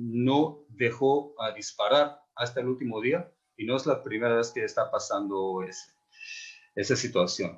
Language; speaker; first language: Spanish; non-native, fluent; Hebrew